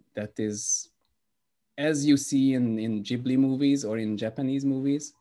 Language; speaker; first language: English; non-native, fluent; Hungarian